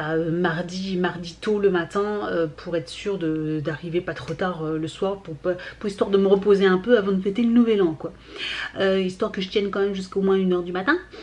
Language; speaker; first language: French; native; French